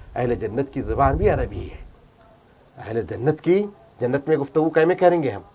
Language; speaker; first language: Urdu; native; Urdu